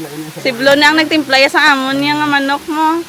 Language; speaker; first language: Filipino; non-native, local second language; Hiligaynon